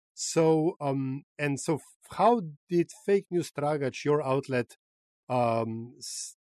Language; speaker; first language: English; non-native, fluent; Slovenian